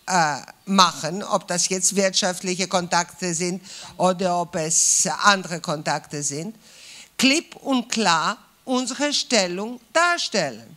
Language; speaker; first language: German; non-native, fluent; Greek